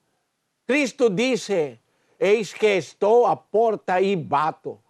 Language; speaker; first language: Portuguese; non-native, learner; Filipino